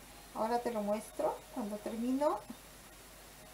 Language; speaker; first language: Spanish; native; Spanish